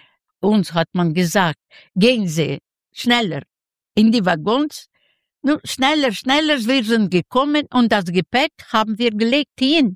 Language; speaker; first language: German; non-native, learner; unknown